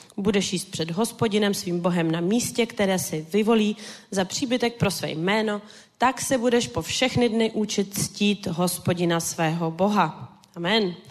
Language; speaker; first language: Czech; native; Czech